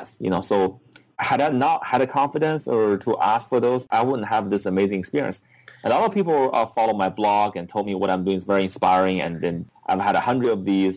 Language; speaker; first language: English; non-native, fluent; Chinese